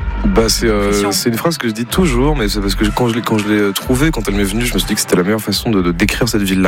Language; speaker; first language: French; native; French